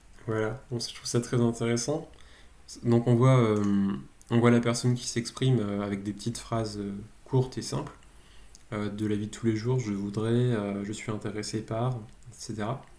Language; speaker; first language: French; native; French